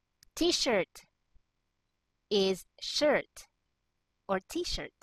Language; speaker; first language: English; non-native, local second language; Cebuano